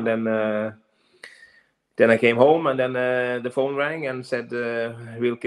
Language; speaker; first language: English; non-native, fluent; Norwegian